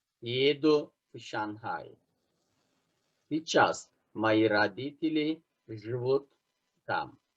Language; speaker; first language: Russian; non-native, fluent; Turkish